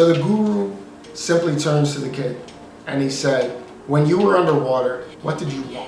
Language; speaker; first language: English; native; English